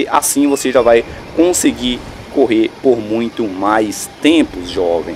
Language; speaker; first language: Portuguese; native; Portuguese